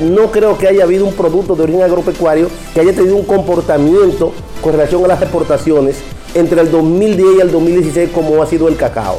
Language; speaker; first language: Spanish; native; Spanish